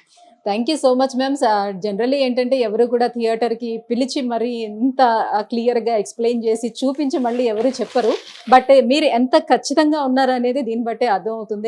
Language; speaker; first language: Telugu; native; Telugu